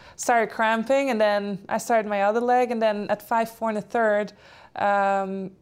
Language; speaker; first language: English; non-native, fluent; Polish